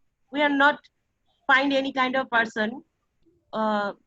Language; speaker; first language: English; non-native, learner; Bangla